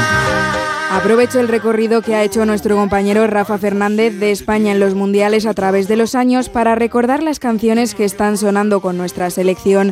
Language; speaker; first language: Spanish; native; Spanish